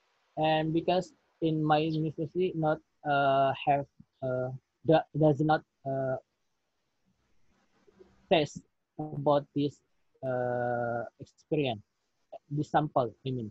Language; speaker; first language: English; non-native, learner; Indonesian